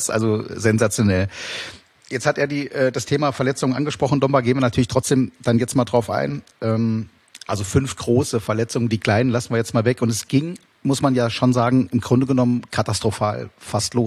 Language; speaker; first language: German; native; German